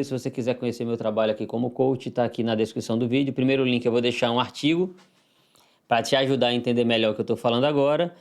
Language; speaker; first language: Portuguese; native; Portuguese